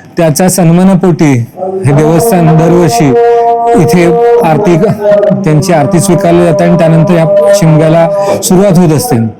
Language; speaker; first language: Marathi; native; Marathi